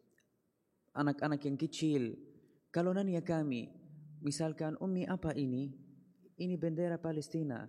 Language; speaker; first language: Indonesian; non-native, fluent; Arabic